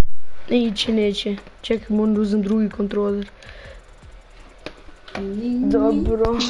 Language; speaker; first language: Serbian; early bilingual, heritage; Serbian